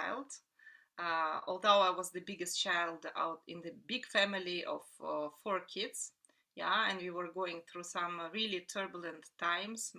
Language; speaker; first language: English; non-native, fluent; Russian